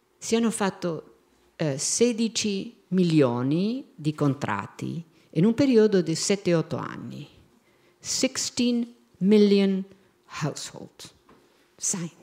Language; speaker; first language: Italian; non-native, fluent; Spanish